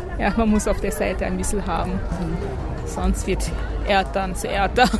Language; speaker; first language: German; non-native, learner; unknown